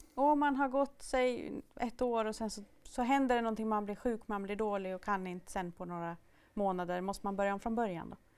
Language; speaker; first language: Swedish; native; Swedish